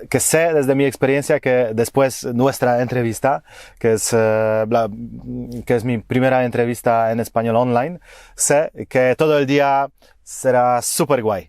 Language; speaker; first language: Spanish; non-native, fluent; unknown